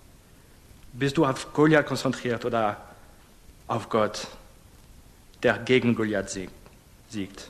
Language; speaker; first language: German; non-native, fluent; English